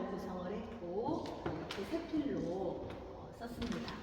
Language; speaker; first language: Korean; native; Korean